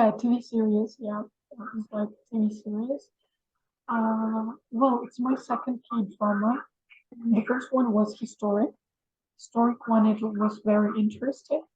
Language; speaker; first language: English; non-native, fluent; Russian